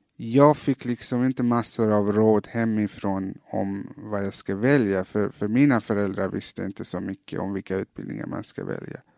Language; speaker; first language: Swedish; early bilingual, other home language; Persian